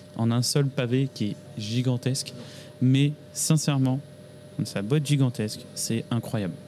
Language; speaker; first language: French; native; French